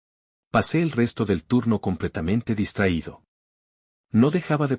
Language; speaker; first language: Spanish; native; Spanish